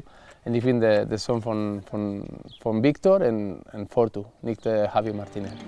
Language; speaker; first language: German; non-native, learner; Spanish